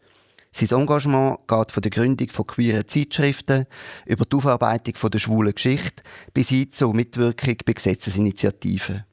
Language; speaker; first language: German; native; German